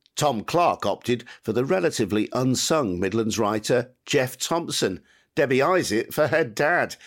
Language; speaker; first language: English; native; English